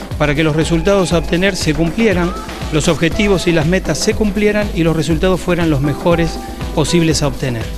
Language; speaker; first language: Spanish; native; Spanish